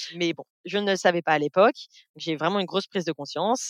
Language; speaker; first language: French; native; French